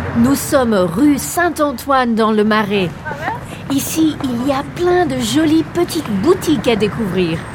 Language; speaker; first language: French; native; French